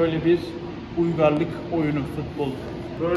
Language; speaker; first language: Turkish; native; Turkish